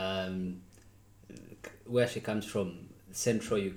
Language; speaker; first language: English; non-native, local second language; Nyankole